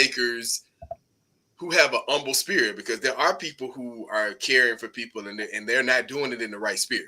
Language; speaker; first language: English; native; English